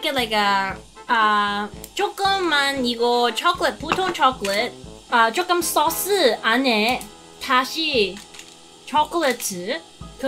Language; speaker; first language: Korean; non-native, learner; Cantonese